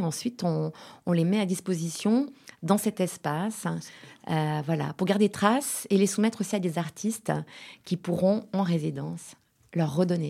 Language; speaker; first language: French; native; French